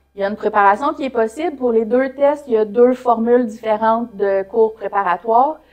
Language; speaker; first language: French; native; French